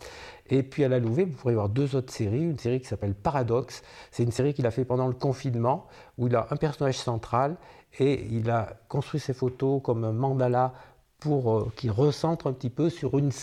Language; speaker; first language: French; native; French